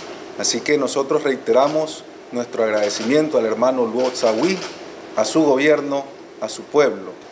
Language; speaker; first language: Spanish; native; Spanish